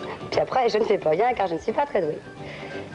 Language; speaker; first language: French; native; French